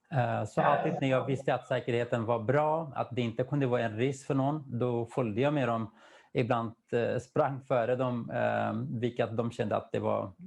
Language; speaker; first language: Swedish; non-native, fluent; Kurdish